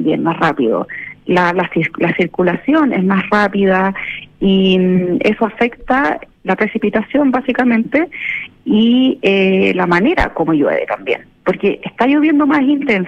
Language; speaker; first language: Spanish; native; Spanish